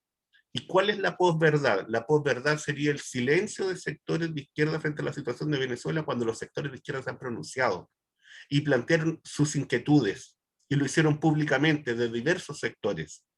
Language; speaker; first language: Spanish; native; Spanish